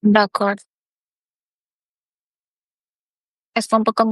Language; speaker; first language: French; non-native, fluent; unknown